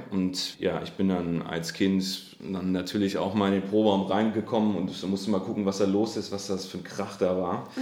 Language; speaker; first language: German; native; German